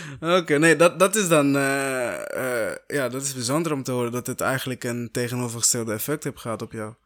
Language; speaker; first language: Dutch; non-native, fluent; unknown